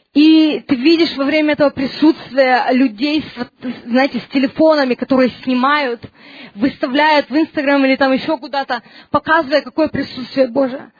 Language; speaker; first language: Russian; early bilingual, heritage; Russian